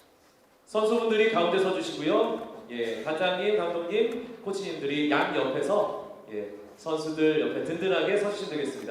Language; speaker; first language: Korean; native; Korean